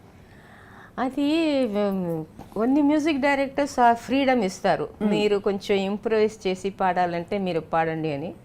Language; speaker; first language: Telugu; non-native, fluent; Tamil